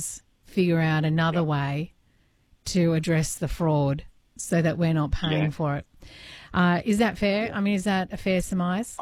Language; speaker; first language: English; native; English